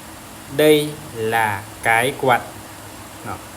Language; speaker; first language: Vietnamese; non-native, learner; Lao